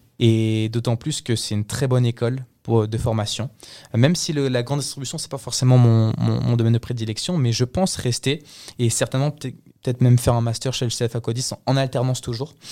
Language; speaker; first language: French; early bilingual, other home language; Spanish